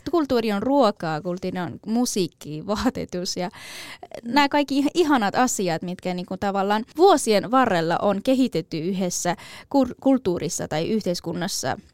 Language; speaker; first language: Finnish; non-native, fluent; Persian